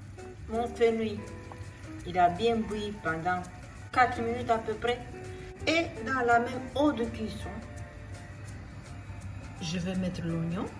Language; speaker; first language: French; non-native, fluent; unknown